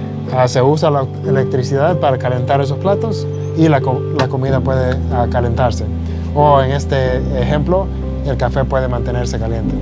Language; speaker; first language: Spanish; early bilingual, heritage; Spanish